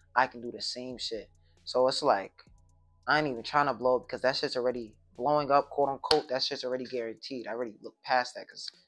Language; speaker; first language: English; native; English